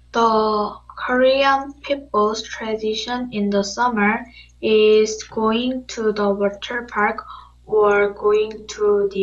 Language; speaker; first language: English; non-native, learner; Korean